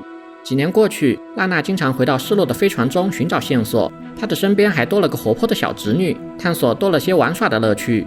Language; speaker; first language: Chinese; native; Chinese